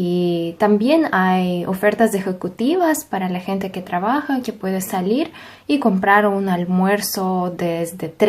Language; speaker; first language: Spanish; non-native, fluent; Russian